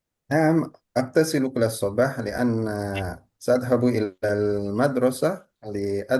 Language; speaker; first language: Arabic; non-native, learner; Indonesian